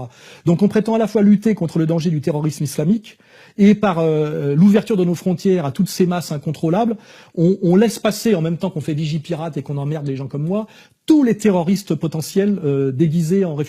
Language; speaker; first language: French; native; French